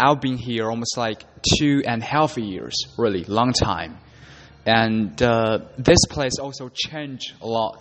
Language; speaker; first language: English; non-native, fluent; Chinese